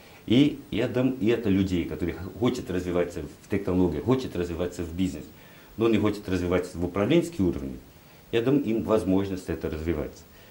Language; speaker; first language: Russian; non-native, fluent; Portuguese